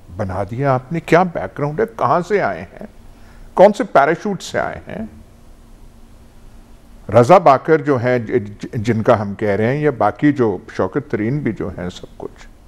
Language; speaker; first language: Urdu; non-native, local second language; Punjabi